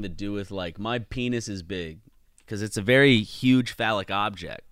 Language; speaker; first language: English; native; English